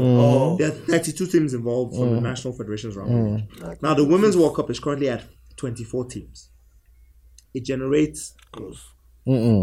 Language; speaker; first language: English; non-native, local second language; Igbo